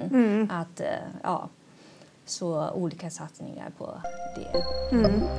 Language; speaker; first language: Swedish; non-native, fluent; Chinese